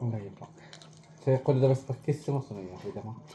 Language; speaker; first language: Italian; non-native, local second language; Filipino